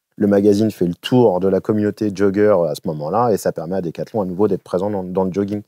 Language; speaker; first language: French; native; French